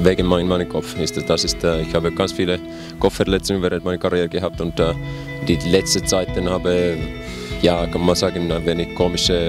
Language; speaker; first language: German; non-native, learner; Finnish